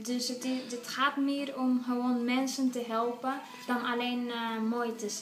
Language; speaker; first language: Dutch; non-native, fluent; Spanish